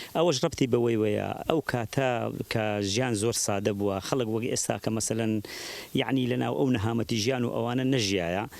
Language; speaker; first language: Central Kurdish; native; Central Kurdish